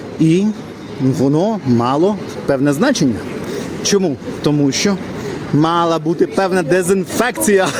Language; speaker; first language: Ukrainian; native; Ukrainian